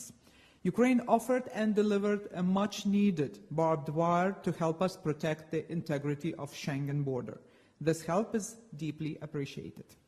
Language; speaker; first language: English; non-native, fluent; Lithuanian